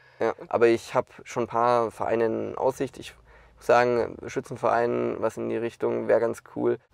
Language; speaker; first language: German; native; German